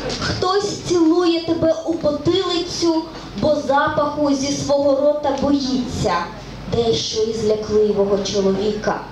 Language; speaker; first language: Ukrainian; native; Ukrainian